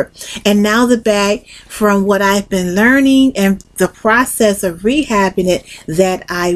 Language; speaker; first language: English; native; English